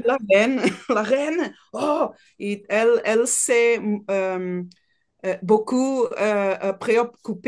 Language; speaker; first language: French; non-native, learner; Portuguese